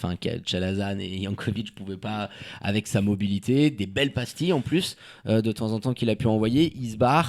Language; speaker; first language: French; native; French